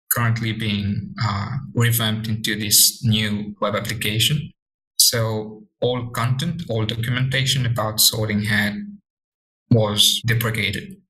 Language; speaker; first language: English; non-native, fluent; Morisyen